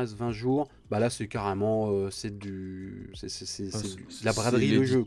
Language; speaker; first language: French; native; French